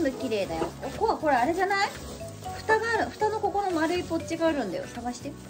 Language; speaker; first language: Japanese; native; Japanese